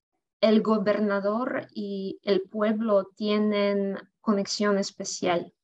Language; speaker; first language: Spanish; non-native, fluent; Russian